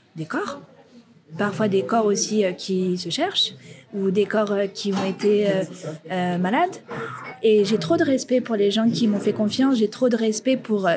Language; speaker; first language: French; native; French